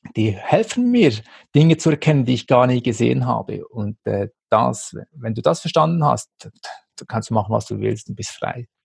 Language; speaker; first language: German; early bilingual, other home language; Greek